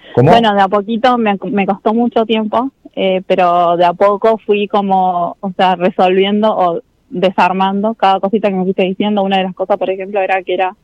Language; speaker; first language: Spanish; native; Spanish